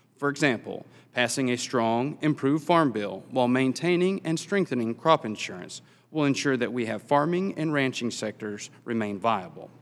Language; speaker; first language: English; native; English